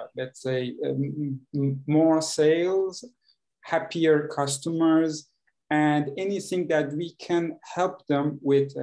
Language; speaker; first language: English; non-native, fluent; Persian